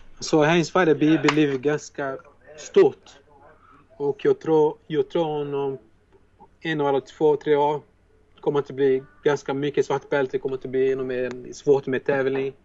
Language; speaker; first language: Swedish; non-native, fluent; Portuguese